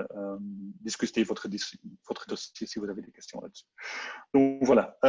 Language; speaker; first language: French; non-native, local second language; Dutch